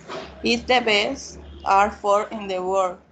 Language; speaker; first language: English; non-native, learner; Spanish